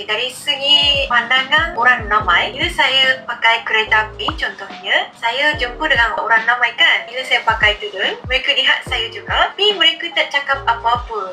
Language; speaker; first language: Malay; non-native, fluent; Japanese